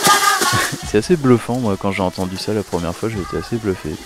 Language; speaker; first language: French; native; French